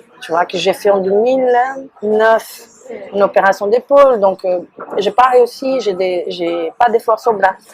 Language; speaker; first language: French; non-native, fluent; Portuguese